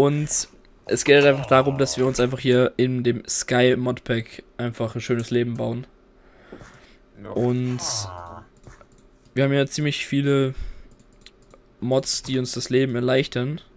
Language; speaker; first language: German; native; German